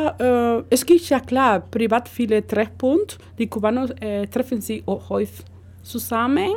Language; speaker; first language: German; non-native, learner; Spanish